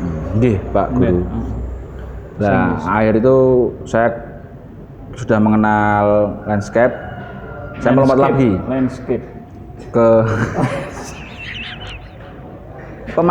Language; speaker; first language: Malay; non-native, local second language; Javanese